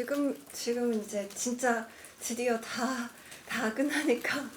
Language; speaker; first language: Korean; non-native, fluent; Cantonese